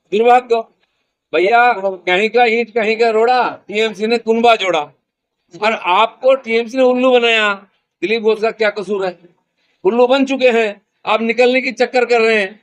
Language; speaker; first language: Hindi; non-native, local second language; Bangla